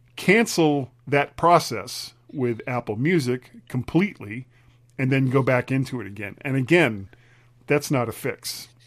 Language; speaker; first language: English; native; English